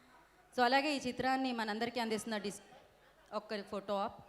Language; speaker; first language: Telugu; native; Telugu